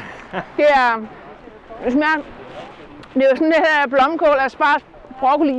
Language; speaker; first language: Danish; native; Danish